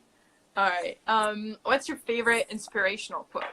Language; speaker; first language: English; native; English